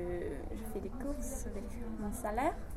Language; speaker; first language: French; non-native, fluent; English